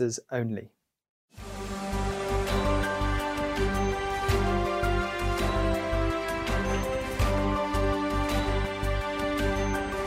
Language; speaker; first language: English; native; English